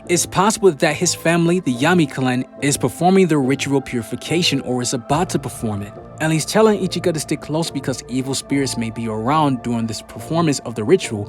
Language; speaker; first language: English; native; English